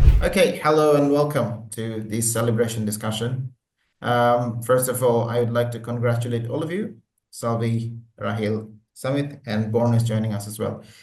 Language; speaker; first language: English; non-native, local second language; Bangla